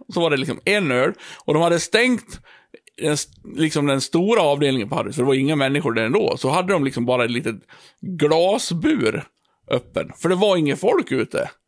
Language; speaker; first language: Swedish; native; Swedish